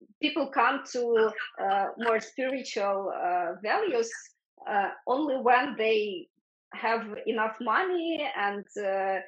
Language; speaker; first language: English; non-native, fluent; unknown